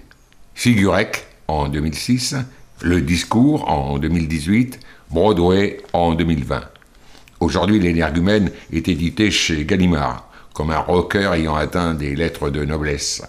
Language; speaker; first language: French; native; French